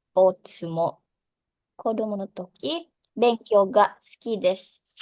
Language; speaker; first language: Japanese; non-native, learner; Indonesian